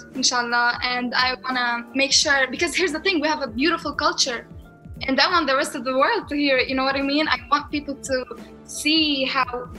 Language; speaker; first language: English; non-native, fluent; Arabic